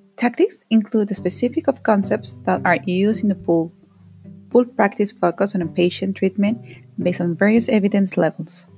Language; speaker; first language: English; non-native, fluent; Spanish